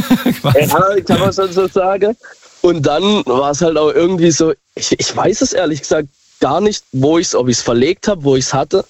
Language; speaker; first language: German; native; German